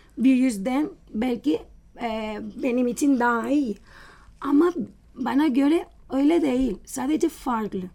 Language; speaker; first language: Turkish; non-native, learner; Spanish